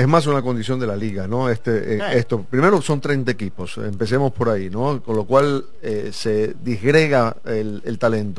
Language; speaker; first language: Spanish; native; Spanish